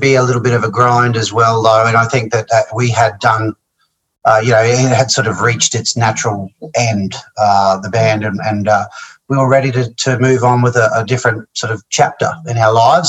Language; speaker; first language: English; native; English